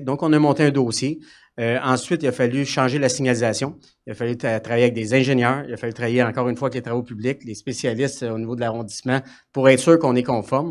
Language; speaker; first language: French; native; French